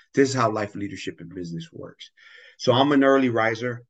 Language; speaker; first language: English; non-native, fluent; Tongan